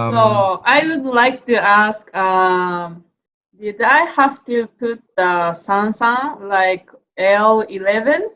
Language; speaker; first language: English; non-native, learner; Japanese